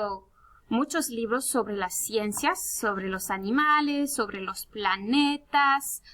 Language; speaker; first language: Spanish; early bilingual, heritage; Spanish